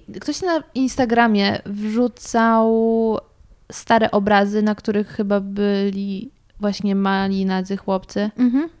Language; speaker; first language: Polish; native; Polish